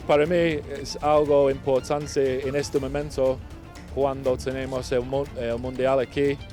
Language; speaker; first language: Spanish; non-native, fluent; English